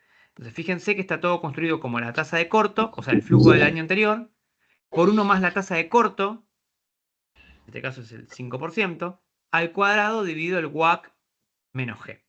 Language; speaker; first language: Spanish; native; Spanish